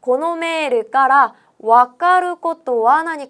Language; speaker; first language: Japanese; non-native, fluent; Korean